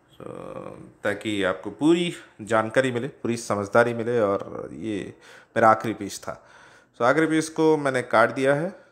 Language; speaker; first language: Hindi; non-native, local second language; Odia